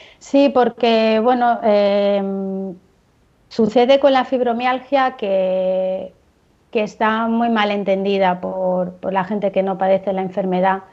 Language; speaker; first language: Spanish; native; Spanish